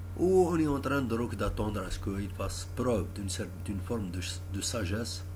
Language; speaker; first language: French; non-native, local second language; Arabic